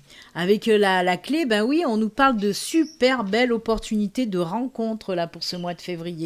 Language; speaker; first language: French; native; French